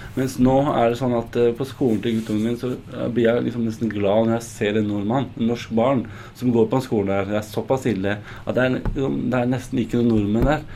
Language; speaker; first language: Norwegian; early bilingual, other home language; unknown